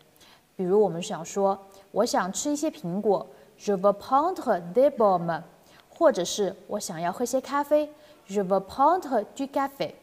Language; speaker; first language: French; non-native, fluent; Chinese